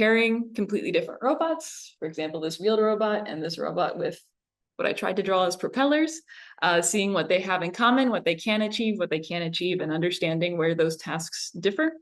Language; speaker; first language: English; native; English